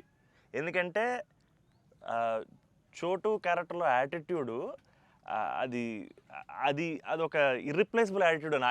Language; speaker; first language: Telugu; native; Telugu